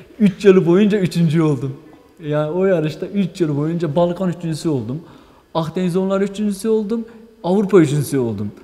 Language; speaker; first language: Turkish; non-native, local second language; Kurdish